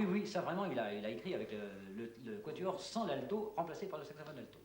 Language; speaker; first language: French; native; French